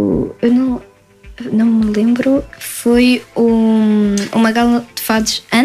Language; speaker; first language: Portuguese; early bilingual, heritage; French